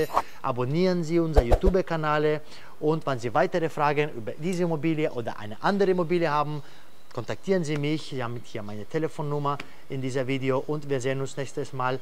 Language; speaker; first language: German; non-native, fluent; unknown